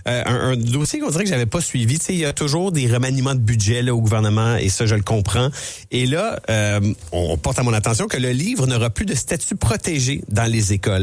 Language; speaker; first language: French; native; French